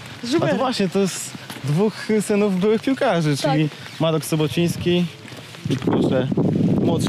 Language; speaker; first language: Polish; native; Polish